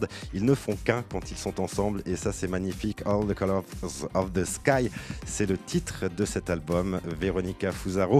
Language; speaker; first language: French; native; French